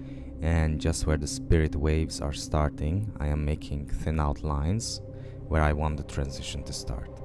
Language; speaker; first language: English; non-native, fluent; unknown